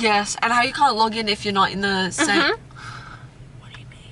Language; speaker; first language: English; native; English